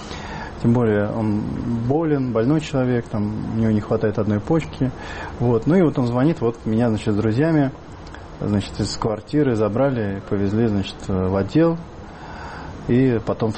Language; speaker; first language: Russian; native; Russian